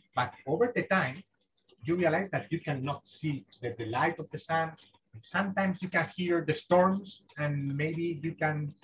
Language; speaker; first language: English; non-native, fluent; Spanish